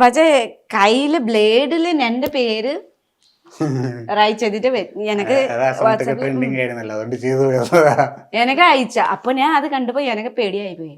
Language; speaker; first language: Malayalam; non-native, learner; Nepali